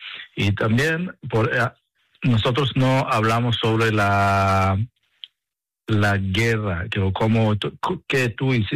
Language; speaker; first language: Spanish; non-native, fluent; Hebrew